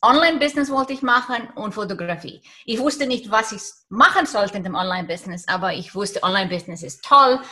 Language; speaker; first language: German; non-native, fluent; Icelandic